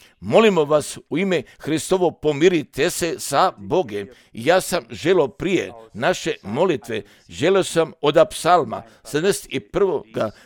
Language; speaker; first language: Croatian; early bilingual, heritage; Serbian